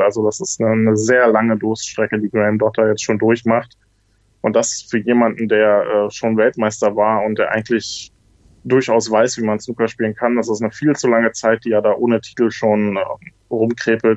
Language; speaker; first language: German; native; German